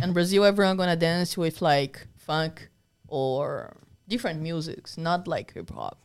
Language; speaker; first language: English; non-native, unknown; Portuguese